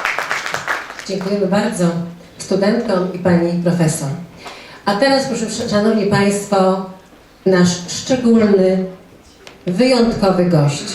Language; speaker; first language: Polish; native; Polish